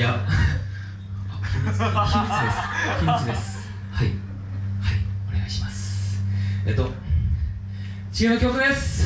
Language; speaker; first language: Japanese; non-native, learner; Korean